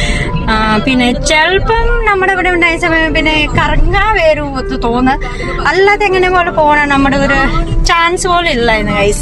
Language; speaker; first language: Malayalam; non-native, local second language; Hindi